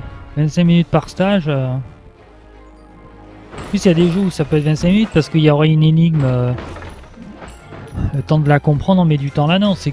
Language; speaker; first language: French; native; French